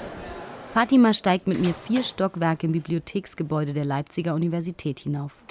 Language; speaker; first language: German; native; German